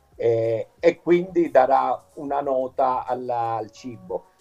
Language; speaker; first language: Italian; native; Italian